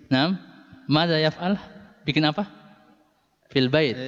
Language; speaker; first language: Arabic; non-native, fluent; Indonesian